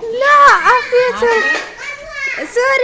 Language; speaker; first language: Arabic; non-native, learner; Bangla